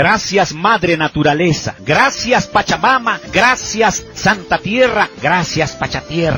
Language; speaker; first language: Spanish; native; Spanish